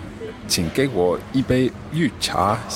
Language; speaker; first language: Chinese; non-native, learner; English